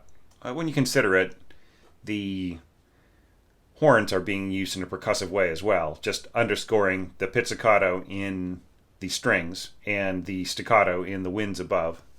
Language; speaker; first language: English; native; English